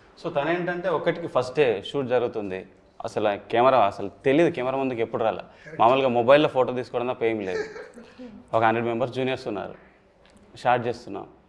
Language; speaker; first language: Telugu; native; Telugu